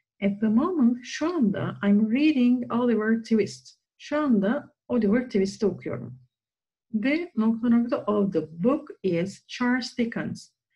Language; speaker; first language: English; non-native, fluent; Turkish